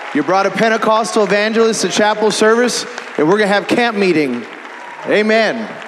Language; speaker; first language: English; native; English